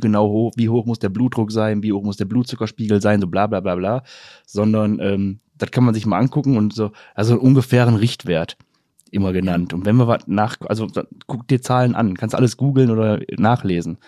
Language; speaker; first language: German; native; German